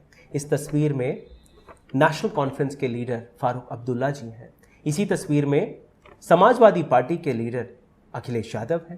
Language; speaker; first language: Hindi; native; Hindi